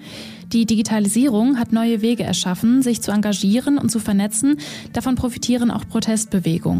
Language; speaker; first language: German; native; German